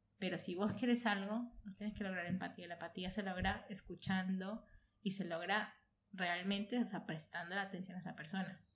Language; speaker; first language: Spanish; native; Spanish